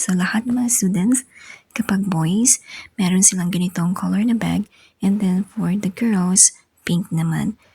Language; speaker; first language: Filipino; native; Filipino